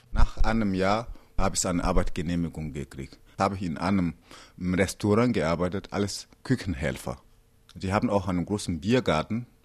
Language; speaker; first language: German; non-native, fluent; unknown